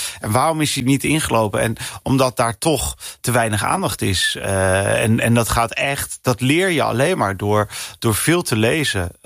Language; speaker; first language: Dutch; early bilingual, other home language; English